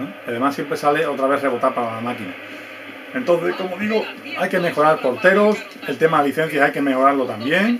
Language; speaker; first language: Spanish; native; Spanish